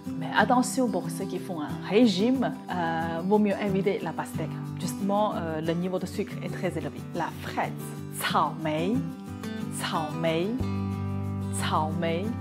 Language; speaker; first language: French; non-native, fluent; Chinese